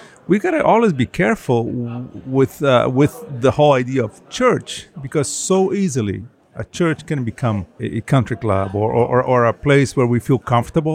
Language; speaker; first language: English; non-native, fluent; Portuguese